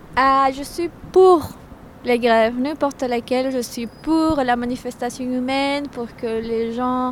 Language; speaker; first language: French; non-native, learner; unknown